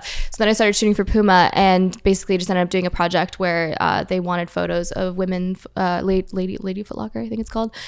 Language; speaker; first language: English; early bilingual, other home language; French